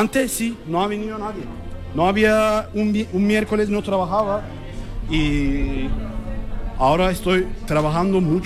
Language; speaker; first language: Spanish; non-native, learner; Turkish